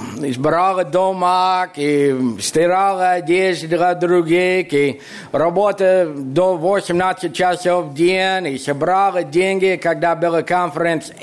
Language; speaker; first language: Russian; non-native, fluent; English